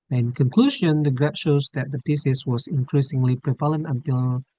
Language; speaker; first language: English; non-native, fluent; Indonesian